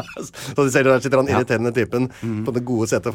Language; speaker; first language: Norwegian; native; Norwegian